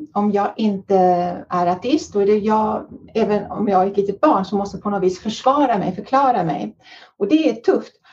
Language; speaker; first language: Swedish; early bilingual, heritage; Swedish